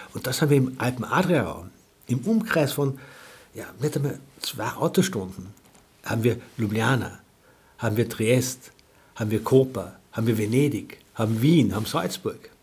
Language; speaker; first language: German; native; German